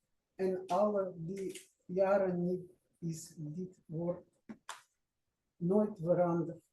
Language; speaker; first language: Dutch; non-native, learner; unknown